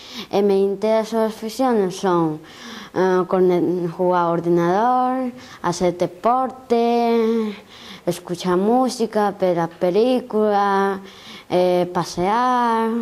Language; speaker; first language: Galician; non-native, local second language; Spanish